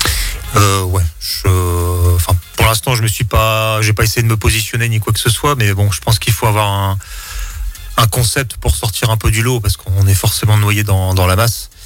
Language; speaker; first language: French; native; French